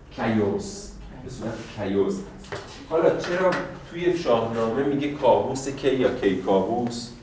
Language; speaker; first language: Persian; native; Persian